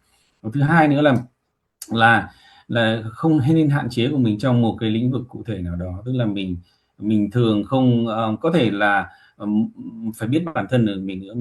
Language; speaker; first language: Vietnamese; native; Vietnamese